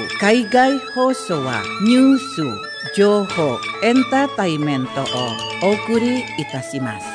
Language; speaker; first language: Japanese; non-native, fluent; Indonesian